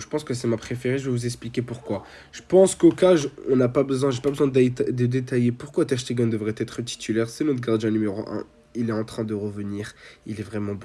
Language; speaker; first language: French; native; French